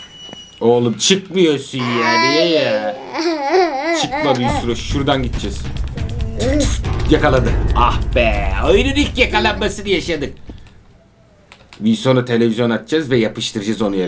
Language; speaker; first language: Turkish; native; Turkish